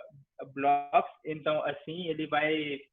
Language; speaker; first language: Portuguese; non-native, fluent; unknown